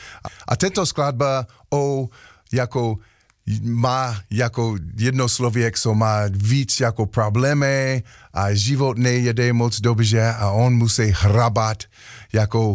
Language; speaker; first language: Czech; non-native, learner; English